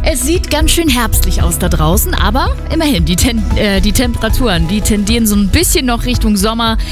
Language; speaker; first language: German; native; German